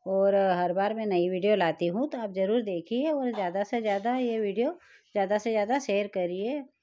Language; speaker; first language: Hindi; native; Hindi